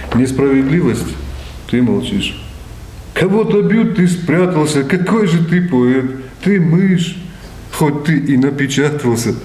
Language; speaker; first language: Russian; non-native, local second language; Ossetic